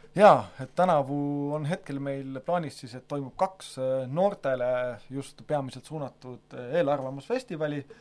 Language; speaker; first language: Estonian; native; Estonian